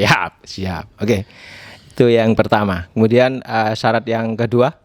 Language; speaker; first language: Indonesian; native; Indonesian